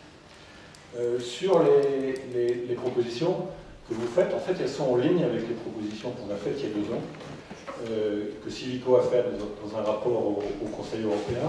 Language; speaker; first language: French; native; French